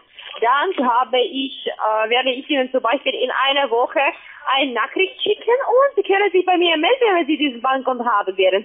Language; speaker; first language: German; non-native, fluent; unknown